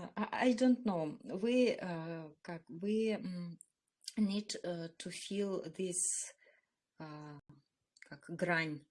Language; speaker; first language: English; non-native, learner; Russian